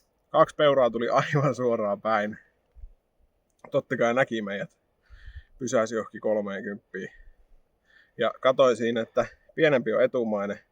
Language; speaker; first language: Finnish; native; Finnish